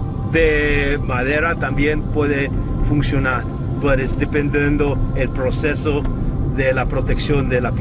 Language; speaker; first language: Spanish; early bilingual, heritage; Spanish